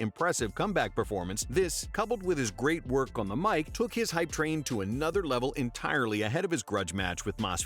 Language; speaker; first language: English; native; English